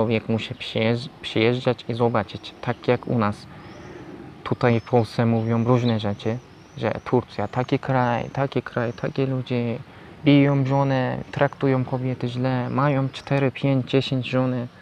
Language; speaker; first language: Polish; non-native, learner; Turkish